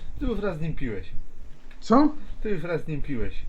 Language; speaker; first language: Polish; native; Polish